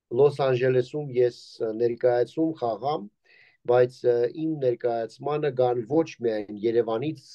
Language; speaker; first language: Armenian; native; Armenian